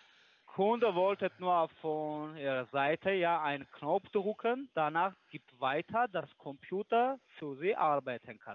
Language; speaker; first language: German; non-native, learner; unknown